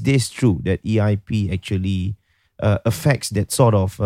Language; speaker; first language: English; native; English